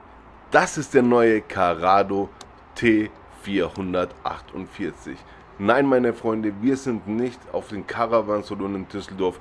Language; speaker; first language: German; native; German